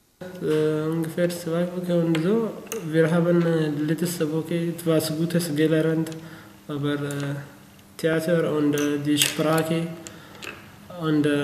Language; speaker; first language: German; non-native, learner; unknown